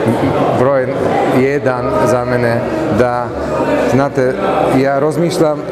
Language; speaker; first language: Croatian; non-native, learner; Slovak